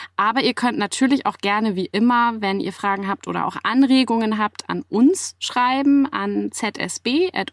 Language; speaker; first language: German; native; German